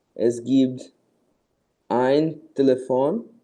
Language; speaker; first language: German; non-native, learner; Portuguese